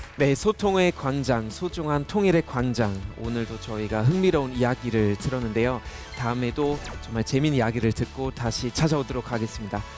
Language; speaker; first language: Korean; non-native, fluent; German